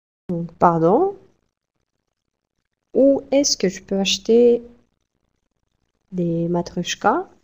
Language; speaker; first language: French; non-native, fluent; Russian